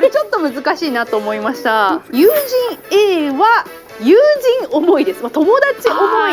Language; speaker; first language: Japanese; native; Japanese